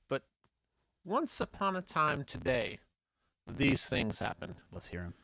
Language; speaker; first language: English; native; English